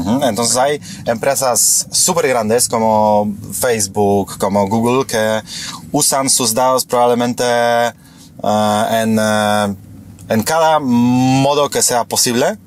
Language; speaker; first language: Spanish; non-native, fluent; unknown